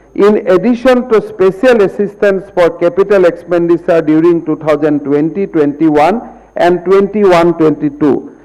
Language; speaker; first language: English; non-native, local second language; Assamese